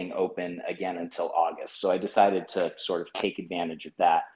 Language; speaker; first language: English; early bilingual, other home language; Filipino